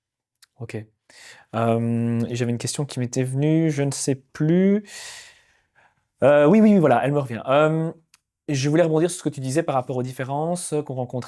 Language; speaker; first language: French; native; French